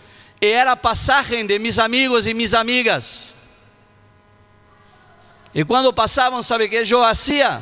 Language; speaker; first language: Spanish; non-native, learner; Portuguese